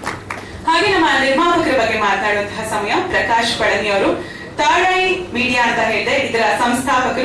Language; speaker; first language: Kannada; native; Kannada